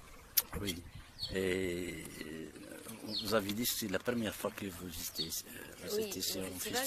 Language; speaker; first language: French; non-native, local second language; Arabic